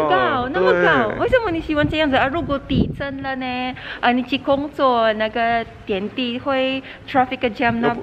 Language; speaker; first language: Chinese; non-native, learner; Filipino